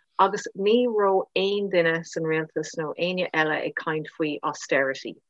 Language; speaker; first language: Irish; non-native, local second language; English